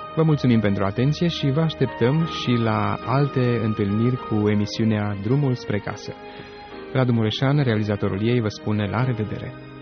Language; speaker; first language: Romanian; native; Romanian